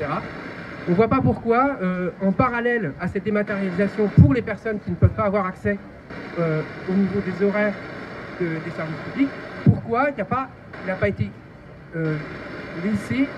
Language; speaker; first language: French; native; French